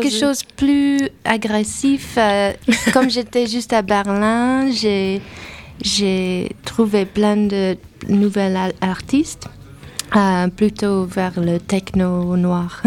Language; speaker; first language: French; non-native, fluent; English